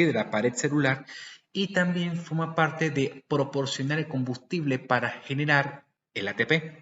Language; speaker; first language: Spanish; native; Spanish